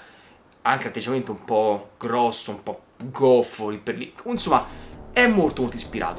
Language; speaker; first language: Italian; native; Italian